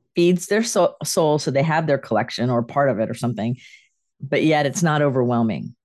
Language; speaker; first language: English; native; English